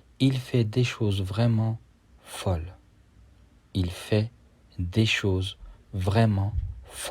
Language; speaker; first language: French; non-native, fluent; Turkish